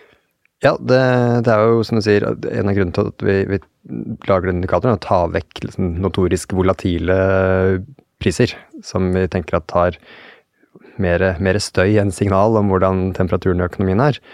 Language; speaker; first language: Norwegian; native; Norwegian